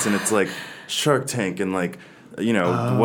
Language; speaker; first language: English; native; English